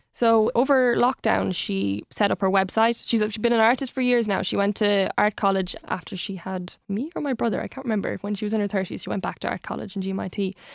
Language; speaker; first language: English; native; English